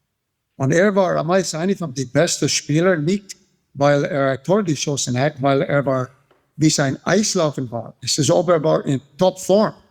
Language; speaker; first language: German; non-native, fluent; English